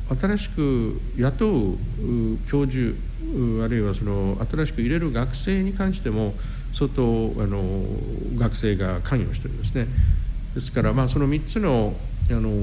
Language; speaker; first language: Japanese; non-native, fluent; English